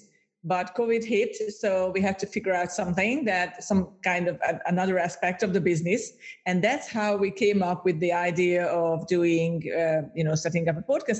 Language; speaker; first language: English; non-native, fluent; Hungarian